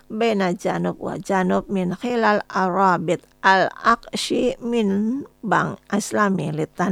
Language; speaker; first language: Arabic; non-native, fluent; Indonesian